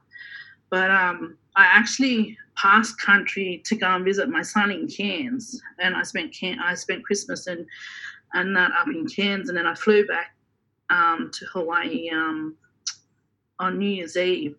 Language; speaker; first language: English; native; English